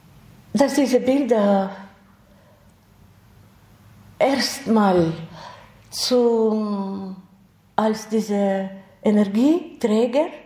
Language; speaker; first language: German; non-native, fluent; Russian